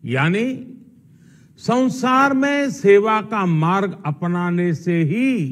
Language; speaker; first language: Hindi; non-native, local second language; Gujarati